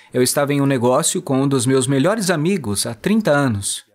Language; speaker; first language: Portuguese; non-native, fluent; Hebrew